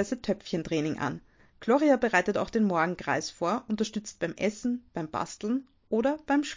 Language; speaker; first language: German; native; German